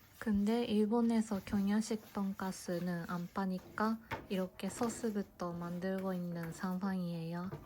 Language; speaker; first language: Korean; non-native, fluent; Japanese